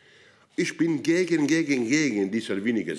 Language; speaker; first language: German; non-native, fluent; Italian